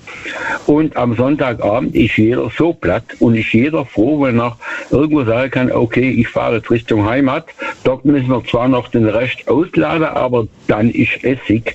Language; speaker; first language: German; native; German